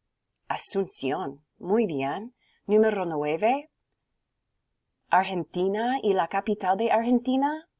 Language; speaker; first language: Spanish; non-native, learner; English